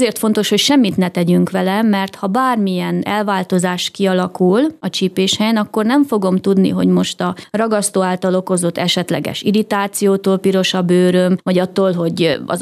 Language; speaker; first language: Hungarian; native; Hungarian